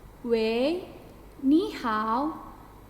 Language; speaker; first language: Chinese; non-native, fluent; Indonesian